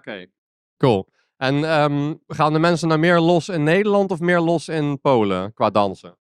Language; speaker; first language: Dutch; native; Dutch